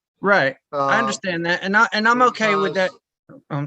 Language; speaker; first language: English; native; English